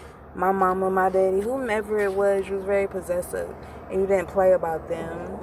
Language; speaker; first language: English; native; English